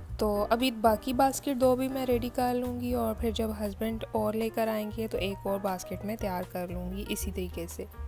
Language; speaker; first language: Urdu; native; Urdu